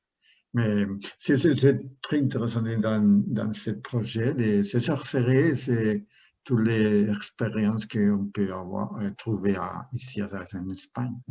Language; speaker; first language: French; non-native, learner; Spanish